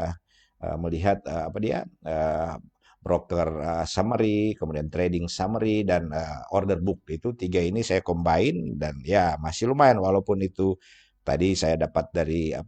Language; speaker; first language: Indonesian; native; Indonesian